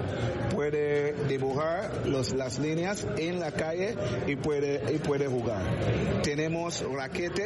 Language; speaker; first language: Spanish; non-native, learner; English